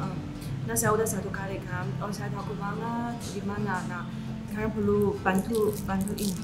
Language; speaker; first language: Indonesian; non-native, learner; Chinese